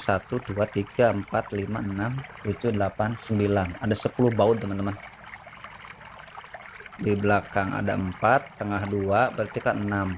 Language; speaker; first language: Indonesian; non-native, local second language; Sundanese